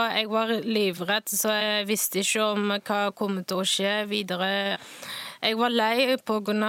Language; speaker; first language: Norwegian; non-native, fluent; Chinese